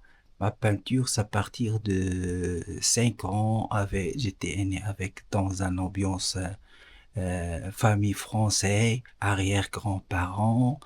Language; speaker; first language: French; non-native, learner; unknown